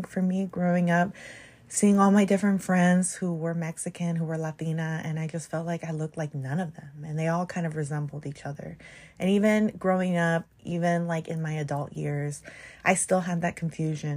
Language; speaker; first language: English; native; English